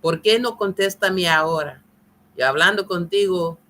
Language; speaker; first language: Spanish; non-native, learner; English